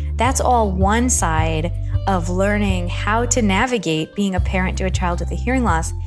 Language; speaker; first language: English; native; English